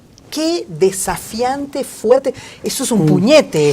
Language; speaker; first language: Spanish; native; Spanish